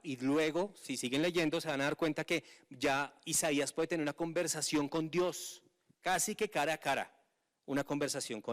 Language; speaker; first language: Spanish; native; Spanish